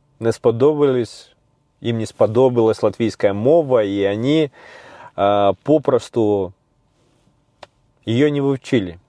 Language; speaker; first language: Ukrainian; non-native, learner; Russian